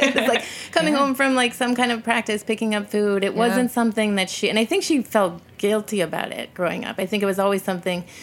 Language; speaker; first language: English; native; English